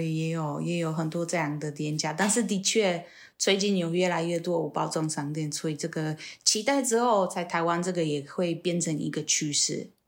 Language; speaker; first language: Chinese; non-native, fluent; Polish